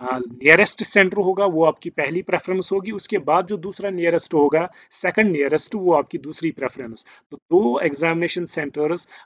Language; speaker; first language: Hindi; native; Hindi